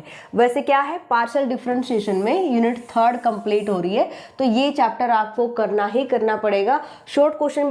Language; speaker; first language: Hindi; native; Hindi